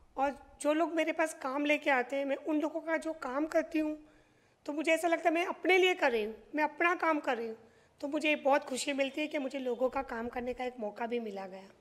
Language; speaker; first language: Hindi; non-native, local second language; Marathi